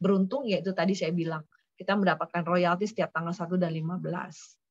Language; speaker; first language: Indonesian; native; Indonesian